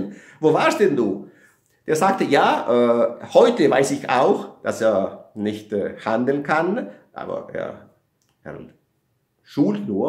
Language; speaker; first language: German; non-native, fluent; Italian